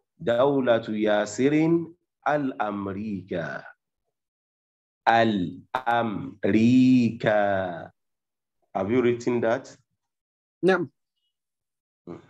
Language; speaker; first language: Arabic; non-native, fluent; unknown